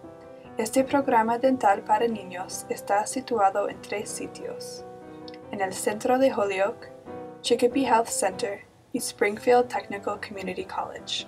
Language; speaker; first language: Spanish; non-native, learner; English